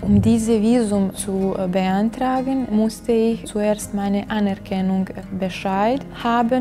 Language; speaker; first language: German; non-native, learner; Bosnian